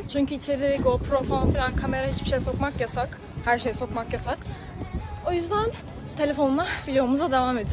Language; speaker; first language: Turkish; native; Turkish